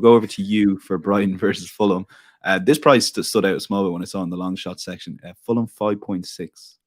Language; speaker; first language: English; native; English